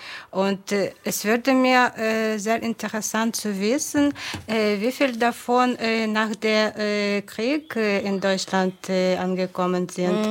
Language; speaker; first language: German; non-native, fluent; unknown